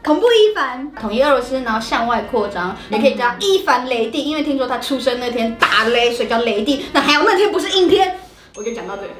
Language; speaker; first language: Chinese; native; Chinese